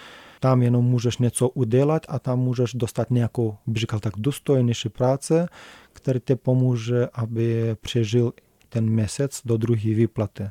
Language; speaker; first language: Czech; non-native, learner; Romanian